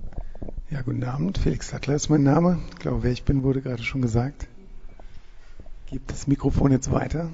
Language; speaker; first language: German; native; German